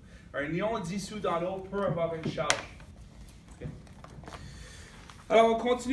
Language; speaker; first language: French; native; French